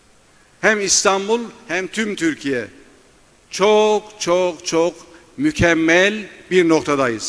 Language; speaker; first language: Turkish; native; Turkish